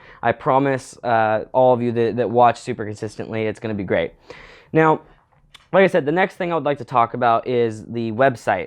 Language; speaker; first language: English; native; English